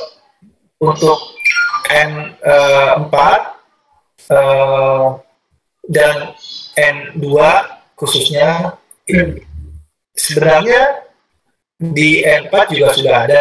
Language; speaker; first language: Indonesian; native; Indonesian